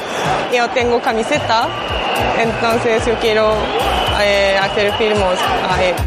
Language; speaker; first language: Spanish; non-native, learner; Japanese